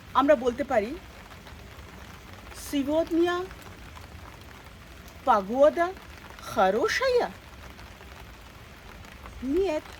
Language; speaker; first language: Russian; non-native, fluent; Bangla